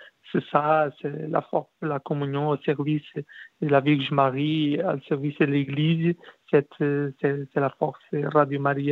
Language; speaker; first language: French; non-native, learner; Portuguese